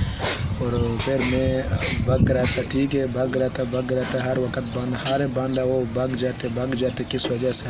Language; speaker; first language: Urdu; non-native, learner; Swahili